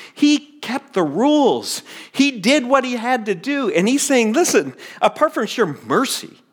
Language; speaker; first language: English; native; English